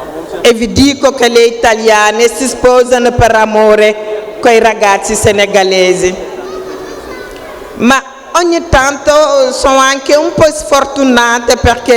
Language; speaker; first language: Italian; non-native, fluent; Wolof